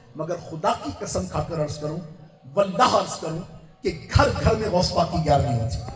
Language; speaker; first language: Urdu; non-native, local second language; Sindhi